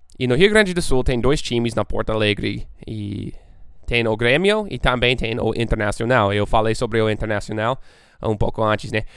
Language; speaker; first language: Portuguese; non-native, fluent; English